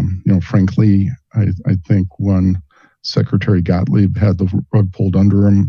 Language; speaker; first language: English; native; English